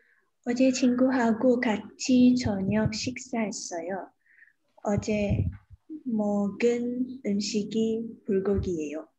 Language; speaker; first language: Korean; non-native, learner; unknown